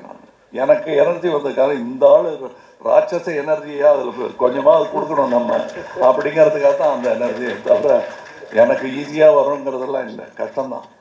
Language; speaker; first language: Tamil; native; Tamil